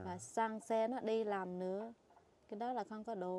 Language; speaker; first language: Vietnamese; non-native, local second language; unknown